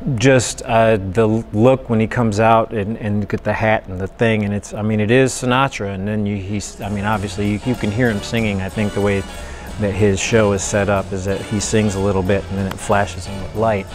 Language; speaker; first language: English; native; English